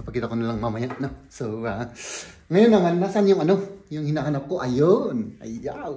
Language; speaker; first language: Filipino; native; Filipino